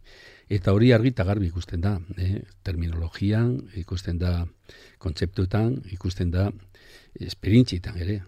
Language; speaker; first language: Basque; non-native, local second language; Spanish